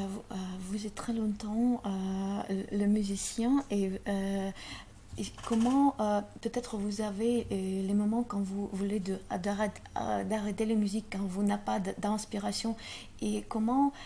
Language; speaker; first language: French; non-native, learner; Russian